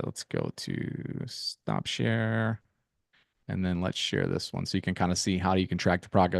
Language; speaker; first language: English; native; English